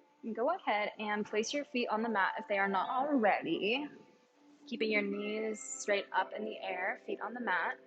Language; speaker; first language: English; native; English